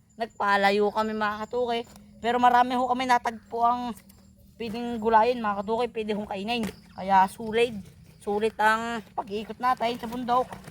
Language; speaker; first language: Filipino; native; Filipino